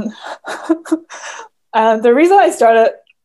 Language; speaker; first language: English; non-native, local second language; Cantonese